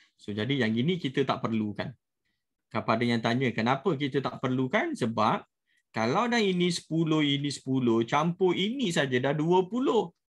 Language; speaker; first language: Malay; native; Malay